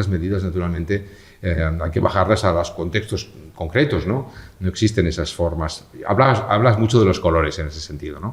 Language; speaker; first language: Spanish; native; Spanish